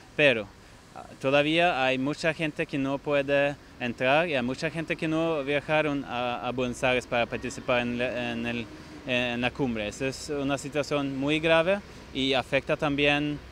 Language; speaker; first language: Spanish; non-native, fluent; Norwegian